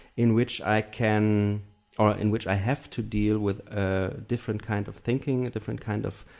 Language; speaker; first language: English; non-native, fluent; German